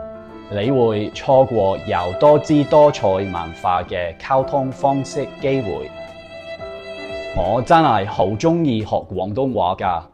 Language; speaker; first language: Cantonese; non-native, fluent; English